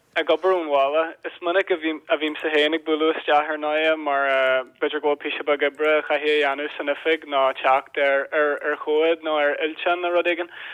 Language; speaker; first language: Irish; non-native, local second language; English